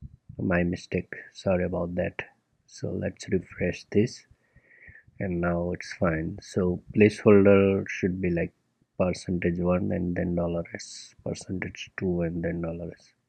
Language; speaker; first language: English; non-native, local second language; Gujarati